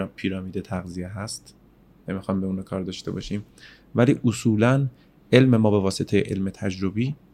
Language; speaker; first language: Persian; native; Persian